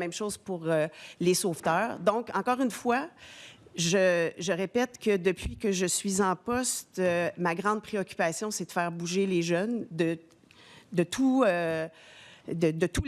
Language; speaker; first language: French; native; French